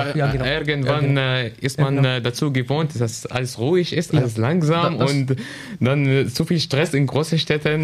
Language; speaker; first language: German; non-native, learner; Arabic